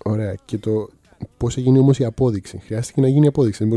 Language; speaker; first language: Greek; native; Greek